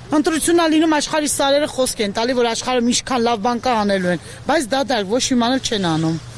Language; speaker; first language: Armenian; native; Armenian